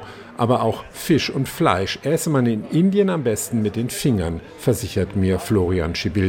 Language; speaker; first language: German; native; German